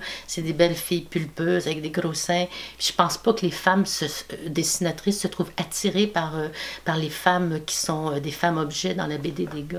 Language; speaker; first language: French; native; French